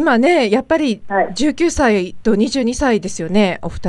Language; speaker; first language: Japanese; native; Japanese